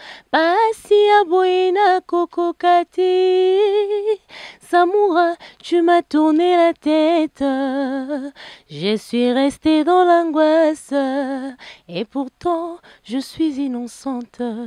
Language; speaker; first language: French; non-native, local second language; Lingala